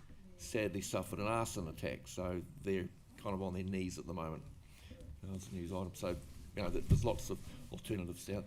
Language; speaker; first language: English; native; English